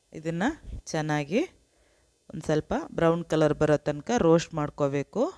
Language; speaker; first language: Kannada; non-native, local second language; Urdu